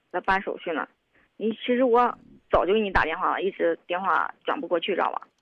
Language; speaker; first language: Chinese; native; Chinese